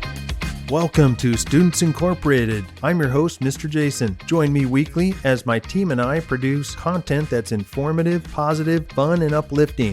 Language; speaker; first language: English; native; English